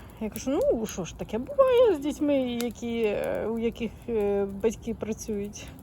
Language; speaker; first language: Ukrainian; native; Ukrainian